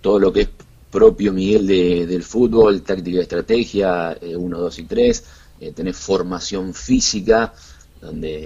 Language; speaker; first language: Spanish; native; Spanish